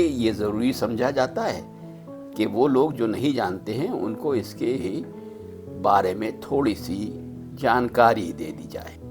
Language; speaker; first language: Urdu; native; Urdu